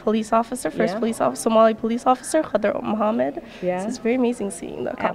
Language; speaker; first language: English; early bilingual, other home language; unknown